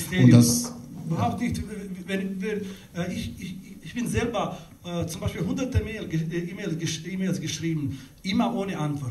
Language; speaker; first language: German; non-native, learner; Bosnian